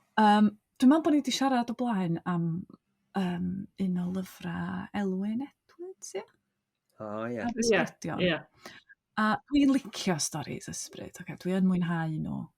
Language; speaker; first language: Welsh; native; Welsh